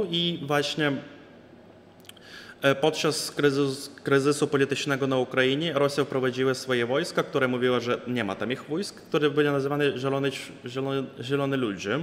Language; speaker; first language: Polish; non-native, fluent; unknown